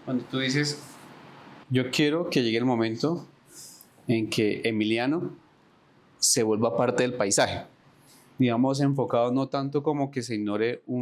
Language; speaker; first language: Spanish; native; Spanish